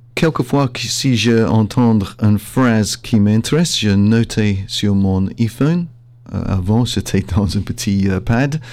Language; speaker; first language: French; non-native, fluent; English